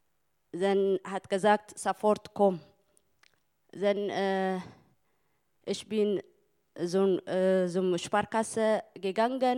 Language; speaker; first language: German; non-native, learner; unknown